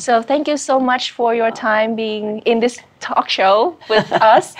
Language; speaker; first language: English; non-native, fluent; Vietnamese